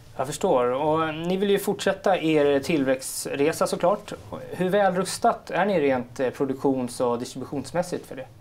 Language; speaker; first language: Swedish; native; Swedish